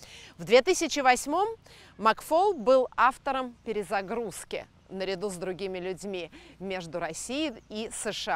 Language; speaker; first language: Russian; native; Russian